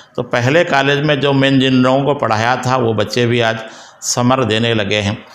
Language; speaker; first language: Urdu; native; Urdu